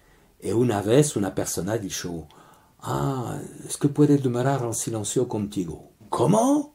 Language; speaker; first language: Spanish; non-native, learner; French